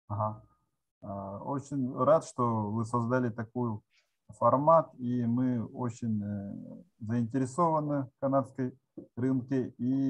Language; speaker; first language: Russian; non-native, local second language; Yakut